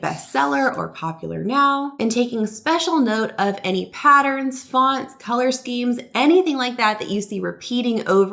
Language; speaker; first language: English; native; English